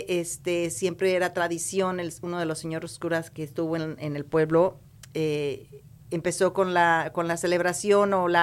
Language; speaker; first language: Spanish; native; Spanish